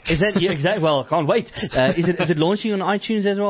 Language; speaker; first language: English; non-native, local second language; Afrikaans